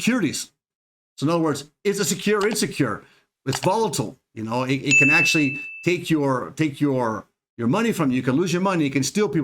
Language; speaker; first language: English; native; English